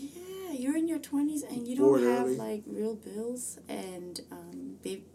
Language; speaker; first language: English; early bilingual, other home language; Amharic